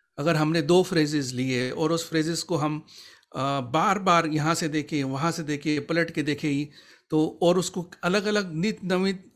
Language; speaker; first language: Hindi; native; Hindi